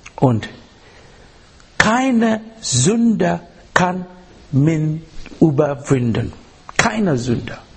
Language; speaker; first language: German; non-native, fluent; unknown